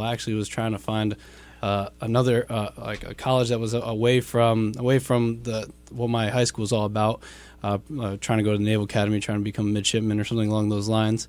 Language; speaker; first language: English; native; English